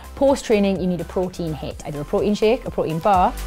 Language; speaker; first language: English; native; English